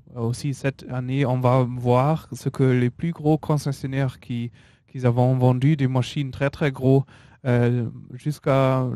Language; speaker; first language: French; non-native, learner; German